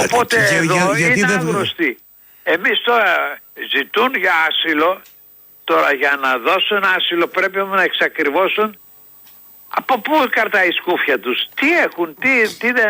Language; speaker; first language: Greek; native; Greek